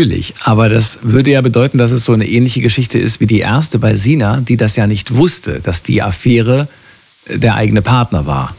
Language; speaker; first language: German; native; German